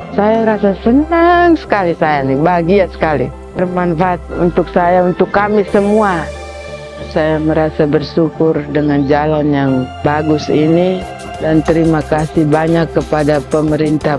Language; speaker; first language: Indonesian; non-native, local second language; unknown